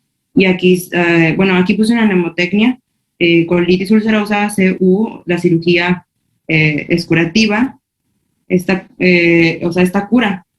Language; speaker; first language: Spanish; native; Spanish